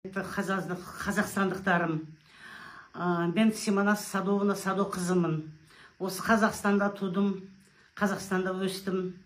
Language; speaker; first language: Kazakh; non-native, local second language; Russian